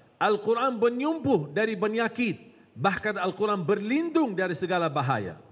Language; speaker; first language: Indonesian; non-native, fluent; Arabic